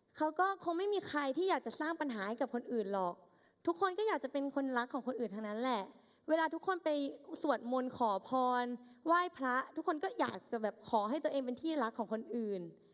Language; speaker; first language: Thai; native; Thai